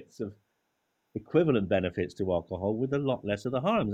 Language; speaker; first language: English; native; English